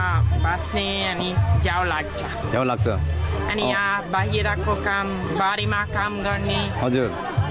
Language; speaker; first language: Nepali; non-native, learner; English